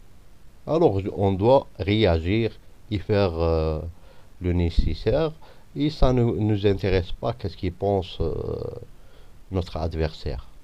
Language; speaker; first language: French; non-native, fluent; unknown